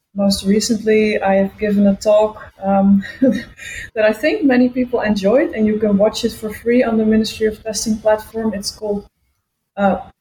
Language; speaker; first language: English; non-native, fluent; Dutch